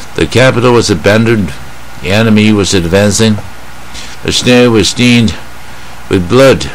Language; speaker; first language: English; non-native, fluent; Chinese